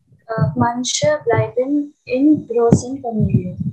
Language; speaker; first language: German; non-native, learner; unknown